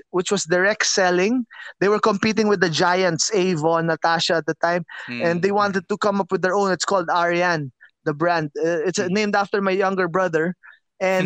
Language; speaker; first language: English; non-native, local second language; Filipino